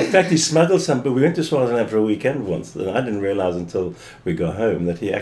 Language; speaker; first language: English; native; English